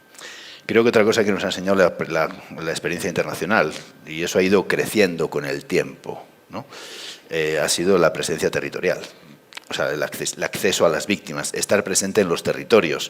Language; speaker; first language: Spanish; native; Spanish